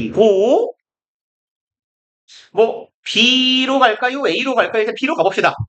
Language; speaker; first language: Korean; native; Korean